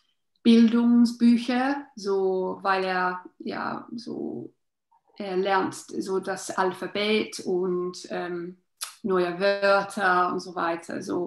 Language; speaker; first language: German; non-native, learner; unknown